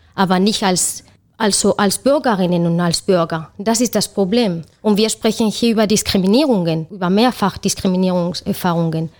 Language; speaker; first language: German; non-native, fluent; Spanish